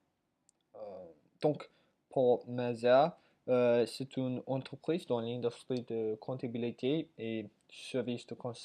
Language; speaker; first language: French; non-native, learner; English